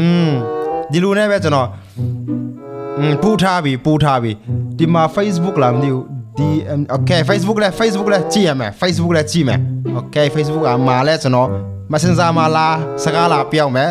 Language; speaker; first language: Burmese; non-native, local second language; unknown